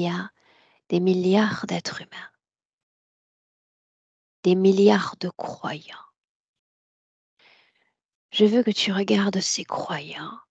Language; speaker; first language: French; native; French